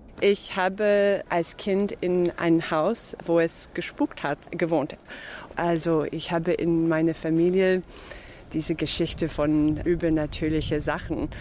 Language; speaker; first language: German; non-native, fluent; English